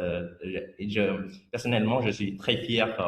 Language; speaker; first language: French; non-native, fluent; Vietnamese